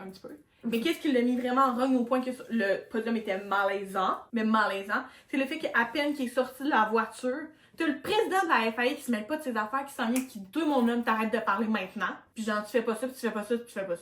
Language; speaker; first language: French; native; French